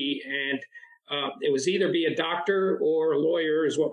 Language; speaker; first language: English; early bilingual, other home language; Italian